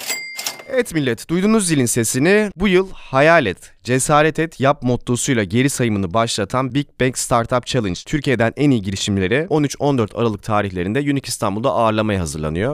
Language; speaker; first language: Turkish; native; Turkish